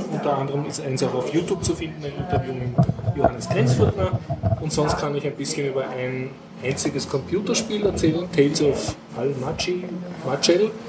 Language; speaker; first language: German; native; German